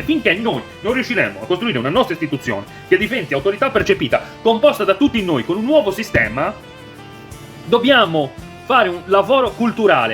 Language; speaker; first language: Italian; native; Italian